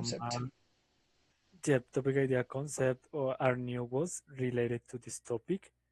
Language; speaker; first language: English; non-native, learner; Spanish